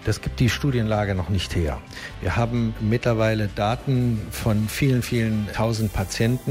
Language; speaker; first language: German; native; German